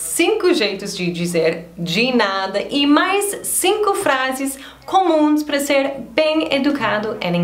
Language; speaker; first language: Portuguese; non-native, fluent; English